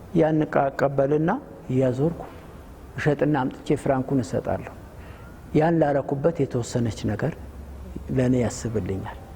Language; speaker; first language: Amharic; non-native, local second language; Sebat Bet Gurage